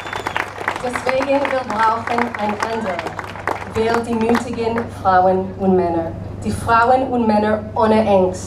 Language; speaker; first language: German; non-native, learner; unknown